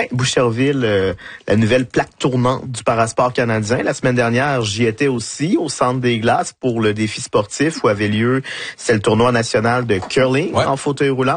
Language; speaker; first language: French; native; French